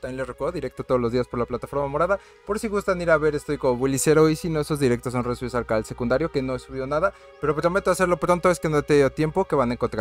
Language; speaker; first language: Spanish; native; Spanish